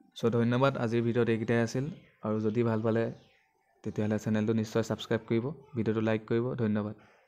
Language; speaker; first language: Assamese; native; Assamese